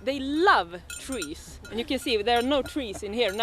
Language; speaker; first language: English; non-native, fluent; Swedish